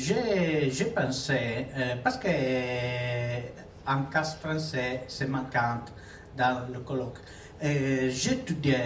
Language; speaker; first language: French; non-native, learner; Italian